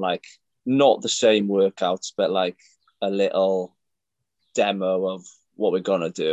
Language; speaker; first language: English; native; English